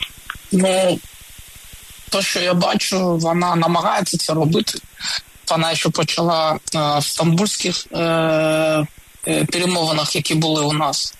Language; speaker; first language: Ukrainian; non-native, local second language; Russian